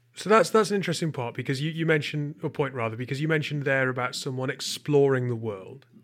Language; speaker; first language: English; native; English